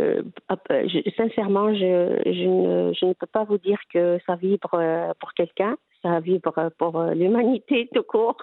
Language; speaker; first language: French; non-native, local second language; Arabic